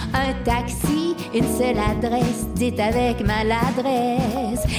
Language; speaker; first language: French; native; French